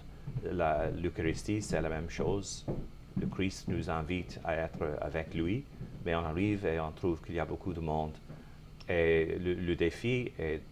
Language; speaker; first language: French; non-native, fluent; English